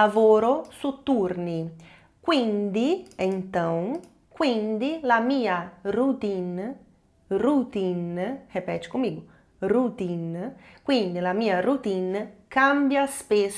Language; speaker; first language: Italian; non-native, fluent; Portuguese